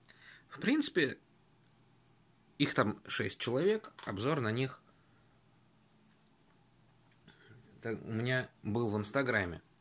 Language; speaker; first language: Russian; native; Russian